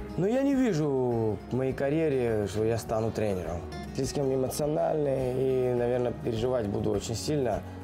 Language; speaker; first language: Russian; non-native, local second language; Georgian